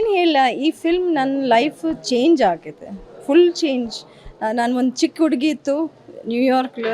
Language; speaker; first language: Kannada; early bilingual, heritage; English